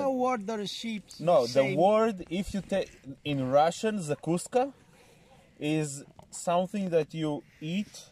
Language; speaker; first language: English; non-native, learner; Romanian